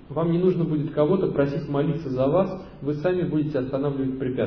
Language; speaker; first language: Russian; native; Russian